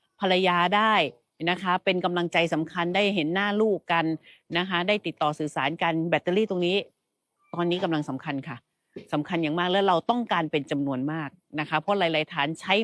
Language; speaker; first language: Thai; native; Thai